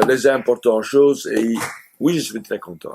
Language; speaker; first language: French; non-native, fluent; Dutch